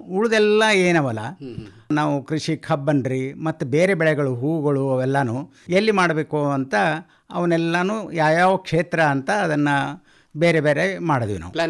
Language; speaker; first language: Kannada; native; Kannada